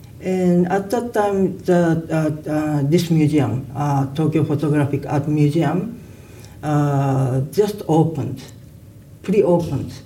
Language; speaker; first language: English; non-native, learner; Japanese